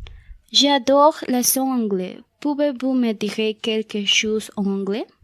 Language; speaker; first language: French; non-native, learner; Spanish